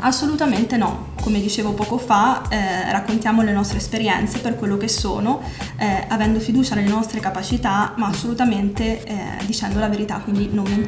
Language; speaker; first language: Italian; native; Italian